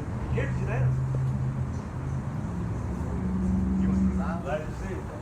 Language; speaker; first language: English; native; English